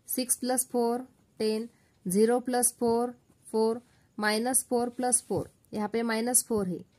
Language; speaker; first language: Hindi; non-native, local second language; Marathi